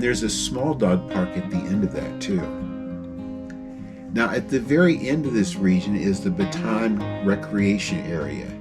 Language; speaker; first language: English; native; English